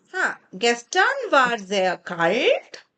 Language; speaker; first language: German; non-native, fluent; Kannada